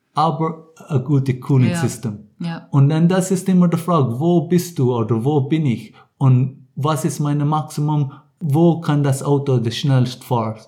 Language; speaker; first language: German; non-native, fluent; English